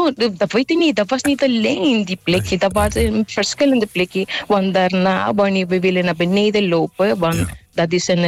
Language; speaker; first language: Dutch; non-native, local second language; Papiamento